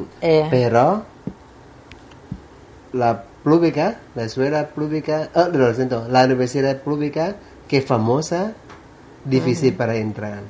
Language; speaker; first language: Spanish; non-native, learner; Thai